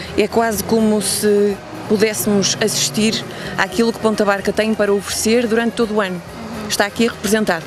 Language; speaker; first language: Portuguese; native; Portuguese